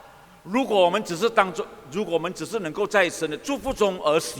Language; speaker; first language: Chinese; early bilingual, heritage; Chinese